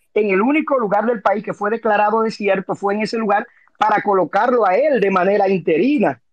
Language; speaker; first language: Spanish; native; Spanish